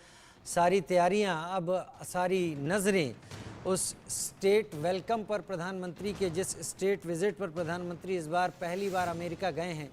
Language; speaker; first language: Hindi; native; Hindi